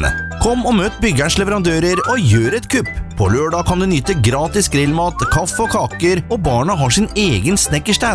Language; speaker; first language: Norwegian; native; Norwegian